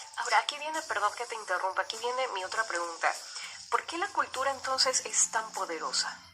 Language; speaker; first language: Spanish; native; Spanish